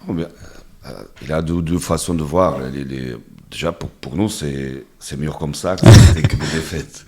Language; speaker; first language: French; non-native, fluent; Portuguese